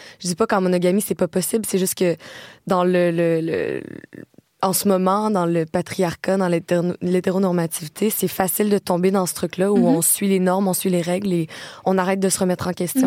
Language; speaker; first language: French; native; French